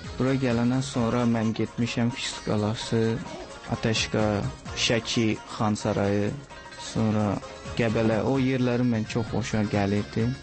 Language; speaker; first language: Azerbaijani; non-native, learner; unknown